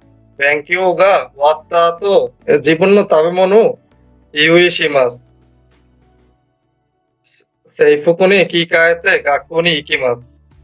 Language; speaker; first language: Japanese; non-native, learner; Bangla